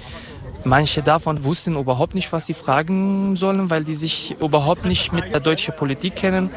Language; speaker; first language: German; non-native, fluent; Kurdish